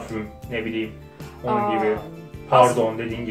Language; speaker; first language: Turkish; native; Turkish